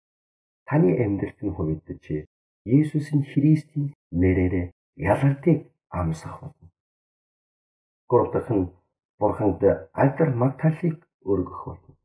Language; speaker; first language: Mongolian; non-native, fluent; Korean